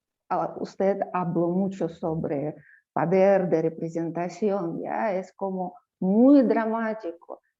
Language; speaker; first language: Spanish; non-native, learner; Russian